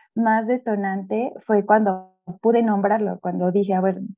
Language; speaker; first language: Spanish; native; Spanish